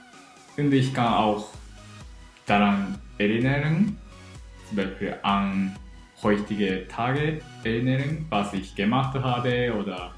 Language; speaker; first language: German; non-native, learner; Japanese